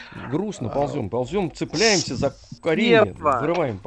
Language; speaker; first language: Russian; native; Russian